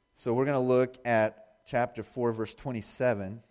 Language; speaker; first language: English; native; English